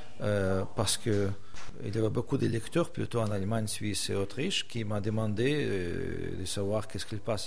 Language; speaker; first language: French; non-native, fluent; Russian